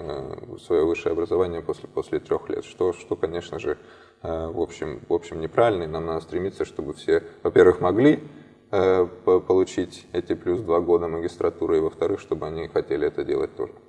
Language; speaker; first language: Russian; native; Russian